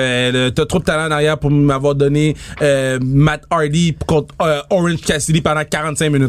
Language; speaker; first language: French; native; French